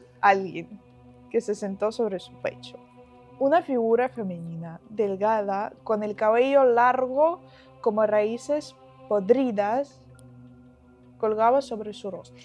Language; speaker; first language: Spanish; non-native, fluent; Ukrainian